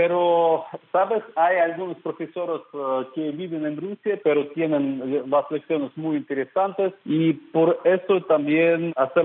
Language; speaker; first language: Spanish; non-native, fluent; Russian